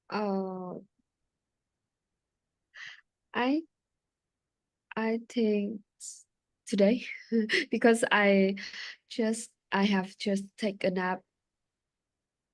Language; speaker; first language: English; non-native, learner; Vietnamese